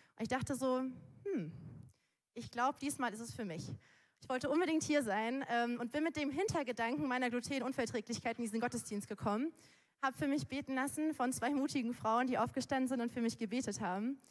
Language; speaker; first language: German; native; German